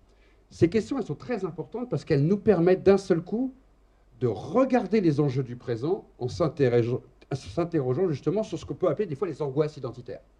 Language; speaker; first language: French; native; French